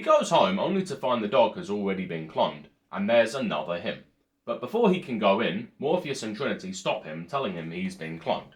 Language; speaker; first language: English; native; English